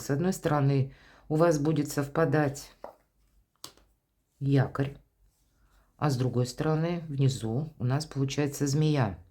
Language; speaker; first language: Russian; native; Russian